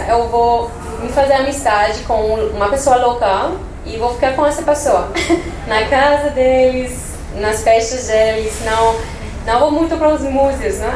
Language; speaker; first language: Portuguese; non-native, fluent; French